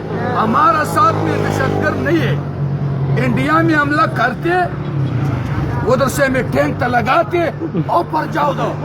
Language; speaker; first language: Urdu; non-native, local second language; Pashto